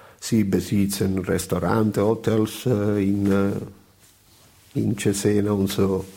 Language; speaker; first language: German; non-native, learner; Italian